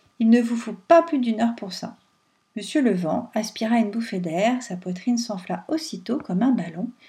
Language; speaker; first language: French; native; French